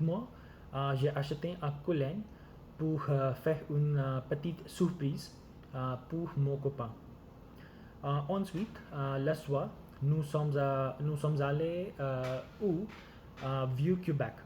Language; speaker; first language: French; non-native, learner; Gujarati